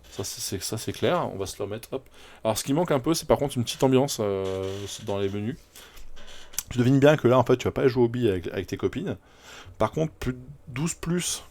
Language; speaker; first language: French; native; French